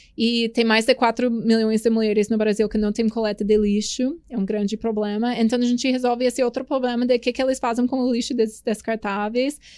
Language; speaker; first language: Portuguese; non-native, fluent; English